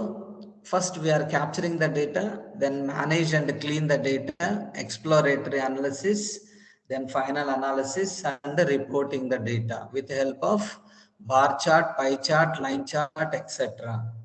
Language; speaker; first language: English; non-native, local second language; Telugu